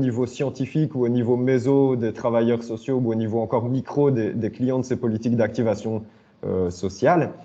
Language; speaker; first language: French; native; French